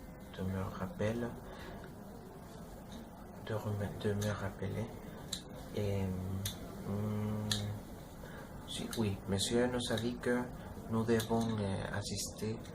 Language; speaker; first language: French; non-native, learner; Spanish